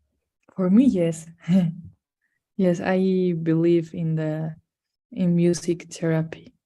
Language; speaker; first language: English; non-native, fluent; Spanish